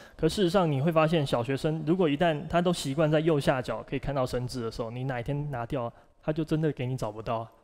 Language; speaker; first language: Chinese; native; Chinese